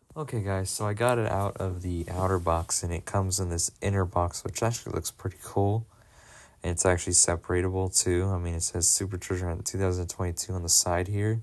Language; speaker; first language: English; native; English